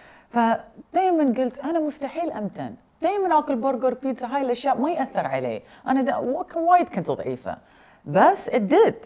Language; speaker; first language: Arabic; early bilingual, other home language; English